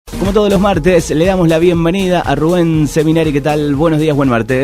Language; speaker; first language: Spanish; native; Spanish